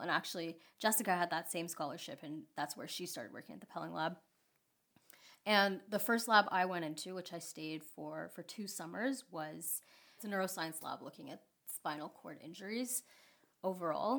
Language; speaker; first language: English; native; English